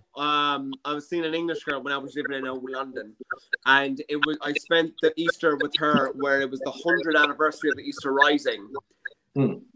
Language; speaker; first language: English; native; English